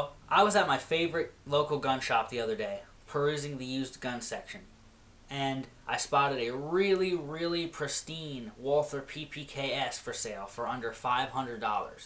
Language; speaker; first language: English; native; English